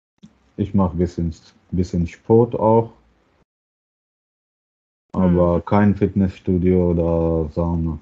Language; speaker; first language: German; non-native, learner; Hindi